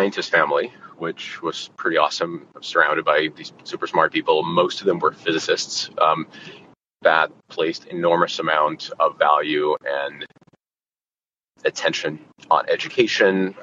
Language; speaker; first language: English; non-native, fluent; Russian